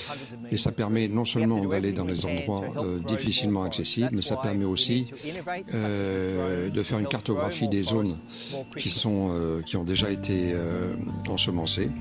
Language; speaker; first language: French; native; French